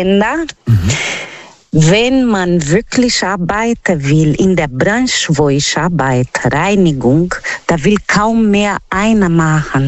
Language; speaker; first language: German; non-native, fluent; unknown